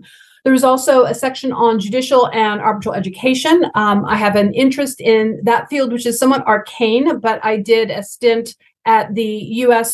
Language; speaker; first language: English; native; English